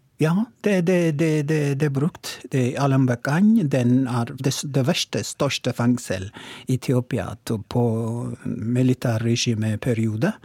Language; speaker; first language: Norwegian; non-native, learner; Oromo